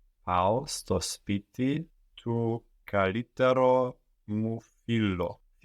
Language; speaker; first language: Greek; non-native, learner; English